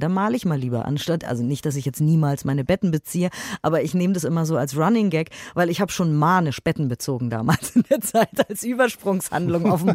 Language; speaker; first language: German; native; German